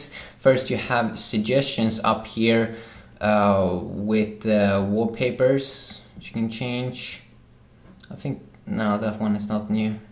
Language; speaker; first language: English; non-native, fluent; Swedish